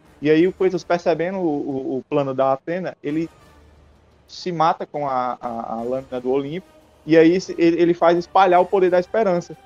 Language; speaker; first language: Portuguese; native; Portuguese